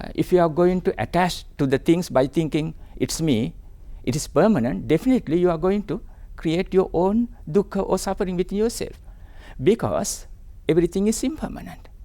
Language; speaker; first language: English; non-native, local second language; Sinhala